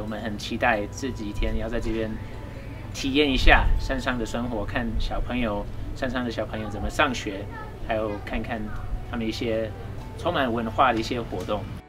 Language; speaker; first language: Chinese; non-native, fluent; English